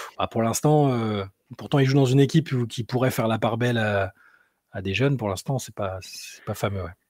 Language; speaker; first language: French; native; French